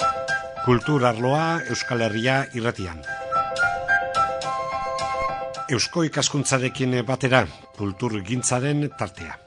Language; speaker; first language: Basque; native; Basque